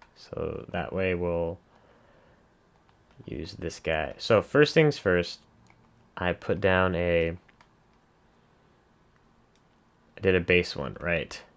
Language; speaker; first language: English; native; English